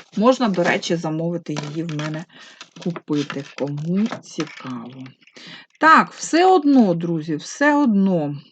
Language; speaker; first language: Ukrainian; non-native, local second language; Russian